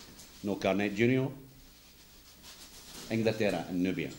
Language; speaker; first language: Spanish; non-native, learner; English